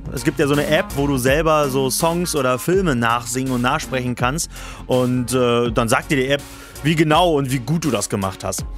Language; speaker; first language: German; native; German